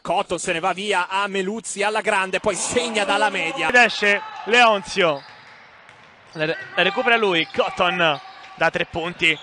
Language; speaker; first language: Italian; native; Italian